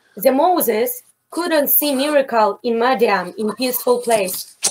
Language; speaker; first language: English; non-native, fluent; Ukrainian